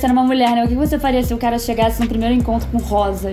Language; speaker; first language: Portuguese; native; Portuguese